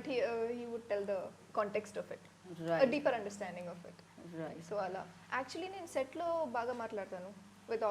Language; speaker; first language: Telugu; non-native, learner; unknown